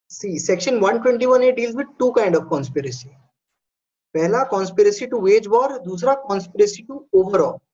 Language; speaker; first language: Hindi; native; Hindi